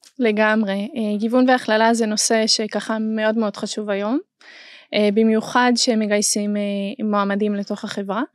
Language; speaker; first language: Hebrew; non-native, fluent; German